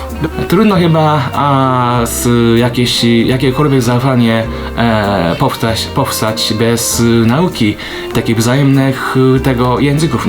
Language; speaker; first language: Polish; non-native, fluent; Japanese